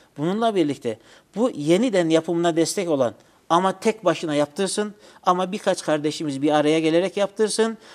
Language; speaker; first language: Turkish; native; Turkish